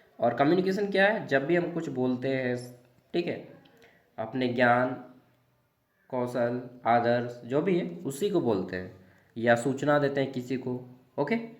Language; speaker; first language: Hindi; native; Hindi